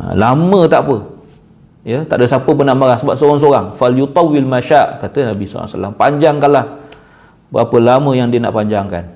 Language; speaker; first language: Malay; native; Malay